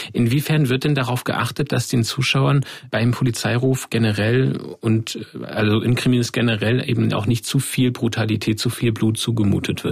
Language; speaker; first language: German; native; German